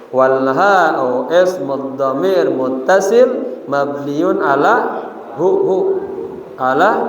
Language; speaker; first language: Arabic; non-native, fluent; Indonesian